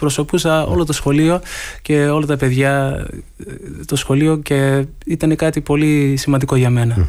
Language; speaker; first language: Greek; early bilingual, heritage; Greek